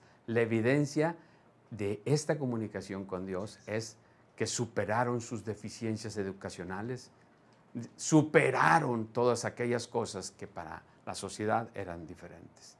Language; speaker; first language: Spanish; native; Spanish